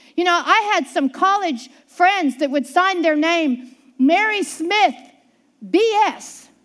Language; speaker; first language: English; native; English